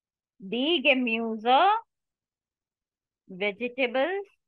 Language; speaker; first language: German; non-native, fluent; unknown